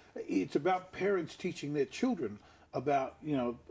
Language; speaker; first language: English; native; English